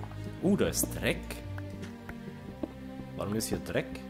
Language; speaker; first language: German; native; German